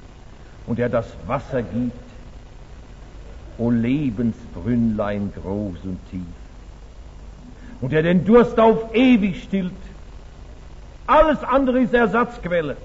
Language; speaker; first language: German; native; German